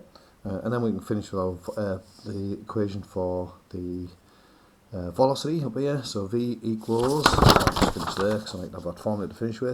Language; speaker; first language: English; native; English